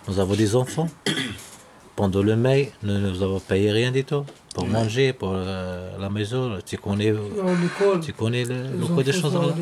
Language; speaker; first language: French; non-native, local second language; Arabic